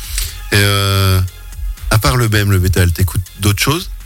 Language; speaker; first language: French; native; French